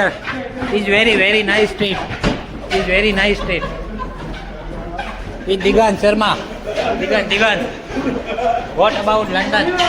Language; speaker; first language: English; non-native, learner; Gujarati